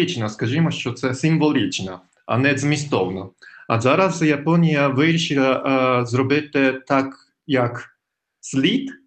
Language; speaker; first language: Ukrainian; non-native, fluent; Japanese